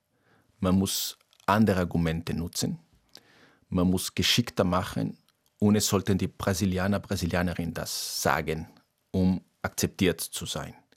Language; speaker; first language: German; non-native, fluent; Portuguese